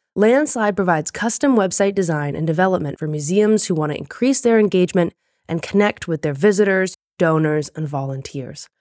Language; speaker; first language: English; native; English